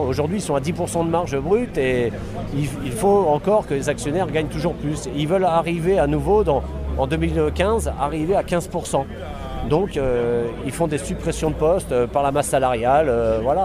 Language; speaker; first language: French; native; French